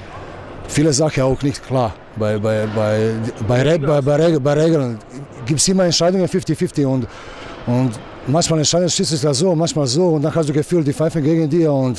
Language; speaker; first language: German; non-native, learner; Croatian